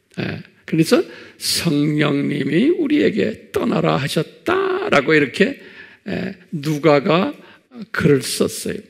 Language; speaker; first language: Korean; native; Korean